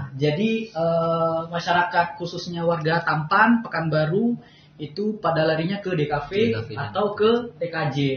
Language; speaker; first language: Indonesian; native; Indonesian